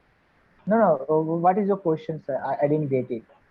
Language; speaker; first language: English; non-native, learner; Hindi